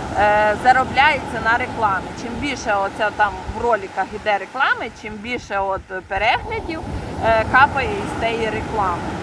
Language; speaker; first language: Ukrainian; native; Ukrainian